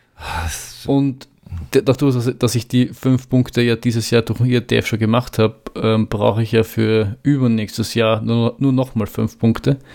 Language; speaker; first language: German; native; German